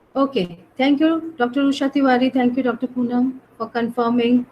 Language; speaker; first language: English; non-native, local second language; Hindi